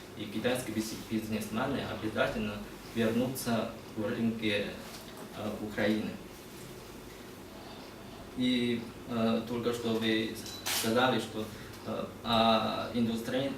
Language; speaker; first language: Russian; non-native, learner; Chinese